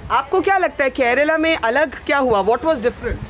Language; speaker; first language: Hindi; native; Hindi